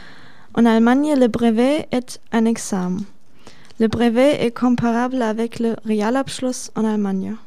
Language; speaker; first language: French; non-native, learner; German